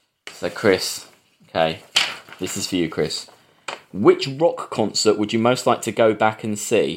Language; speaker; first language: English; native; English